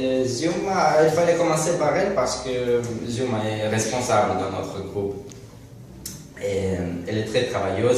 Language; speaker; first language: French; non-native, learner; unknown